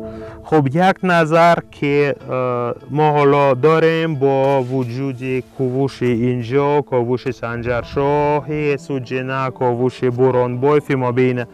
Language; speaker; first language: Persian; non-native, fluent; Russian